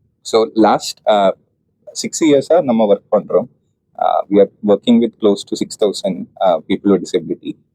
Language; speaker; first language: Tamil; non-native, local second language; Malayalam